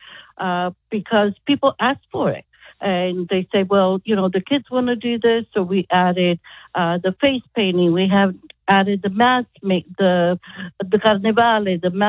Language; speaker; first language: English; non-native, fluent; Italian